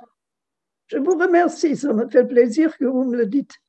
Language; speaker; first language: French; non-native, fluent; German